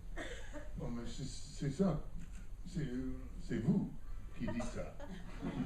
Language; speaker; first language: French; non-native, learner; English